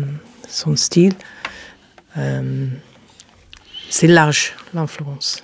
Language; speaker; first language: French; non-native, fluent; English